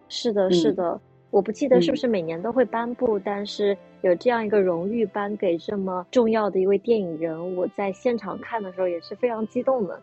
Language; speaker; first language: Chinese; native; Chinese